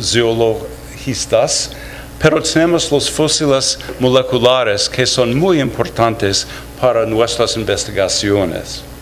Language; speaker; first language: Spanish; non-native, fluent; English